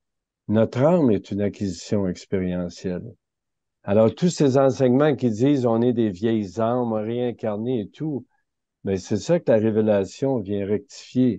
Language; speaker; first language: French; native; French